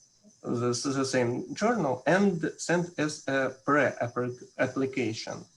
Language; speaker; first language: English; non-native, learner; Russian